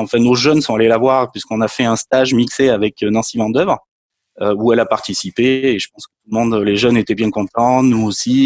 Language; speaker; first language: French; native; French